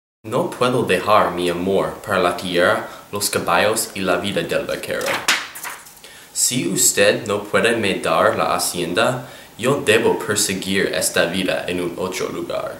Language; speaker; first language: Spanish; non-native, learner; English